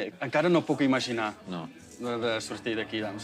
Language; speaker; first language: Catalan; non-native, fluent; Dutch